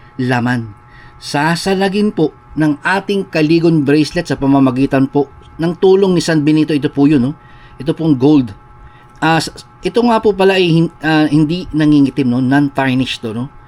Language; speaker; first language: Filipino; non-native, local second language; Pampanga